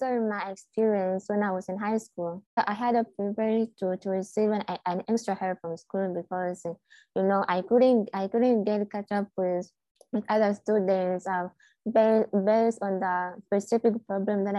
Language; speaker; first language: English; non-native, local second language; Swahili